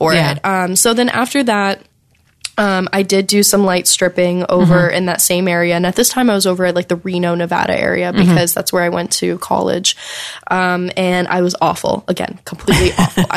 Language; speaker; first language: English; native; English